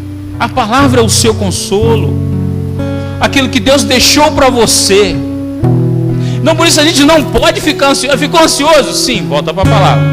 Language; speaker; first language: Portuguese; native; Portuguese